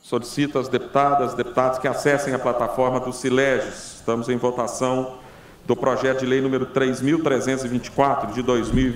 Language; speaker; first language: Portuguese; native; Portuguese